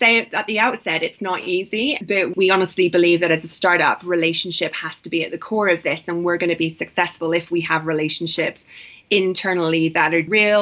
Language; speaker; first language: English; native; English